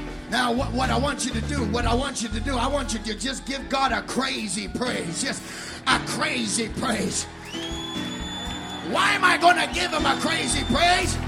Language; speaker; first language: English; native; English